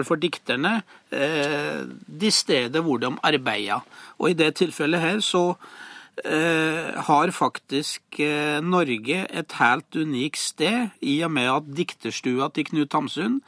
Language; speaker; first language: Norwegian; native; Norwegian